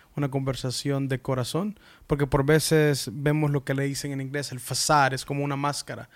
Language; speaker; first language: Spanish; early bilingual, heritage; Spanish